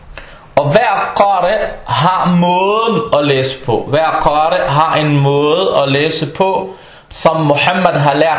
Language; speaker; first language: Danish; non-native, fluent; Arabic